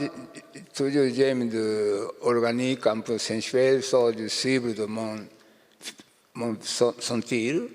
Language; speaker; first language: French; non-native, learner; Japanese